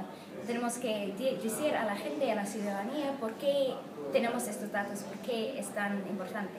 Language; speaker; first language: Spanish; non-native, fluent; English